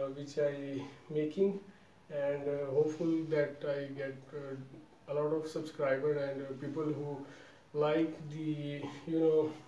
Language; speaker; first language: English; non-native, local second language; Urdu